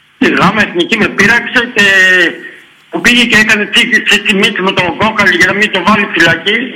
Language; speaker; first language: Greek; native; Greek